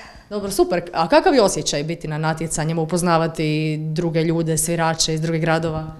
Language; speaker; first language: Croatian; native; Croatian